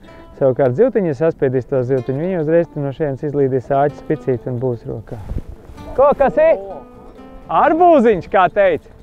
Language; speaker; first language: Latvian; native; Latvian